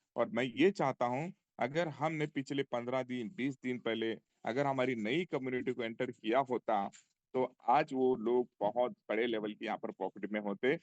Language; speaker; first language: Hindi; non-native, local second language; Marathi